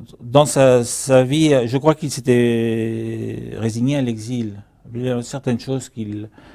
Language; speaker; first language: French; early bilingual, other home language; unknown